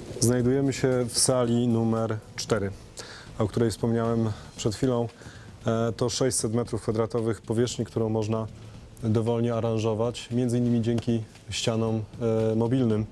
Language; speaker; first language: Polish; native; Polish